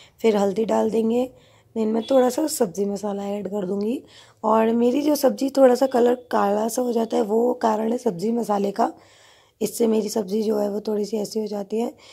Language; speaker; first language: Hindi; native; Hindi